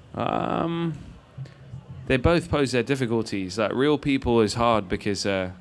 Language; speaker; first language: English; native; English